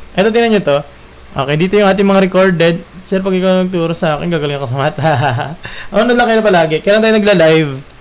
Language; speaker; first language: Filipino; native; Filipino